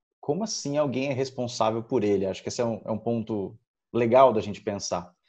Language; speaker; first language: Portuguese; early bilingual, other home language; Spanish